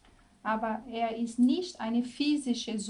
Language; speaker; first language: German; non-native, learner; Portuguese